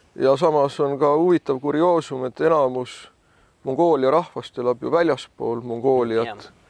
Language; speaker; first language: Estonian; native; Estonian